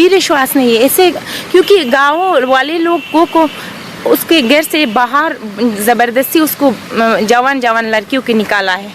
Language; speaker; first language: Hindi; non-native, learner; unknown